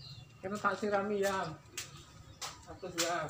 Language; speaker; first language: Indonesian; non-native, local second language; Javanese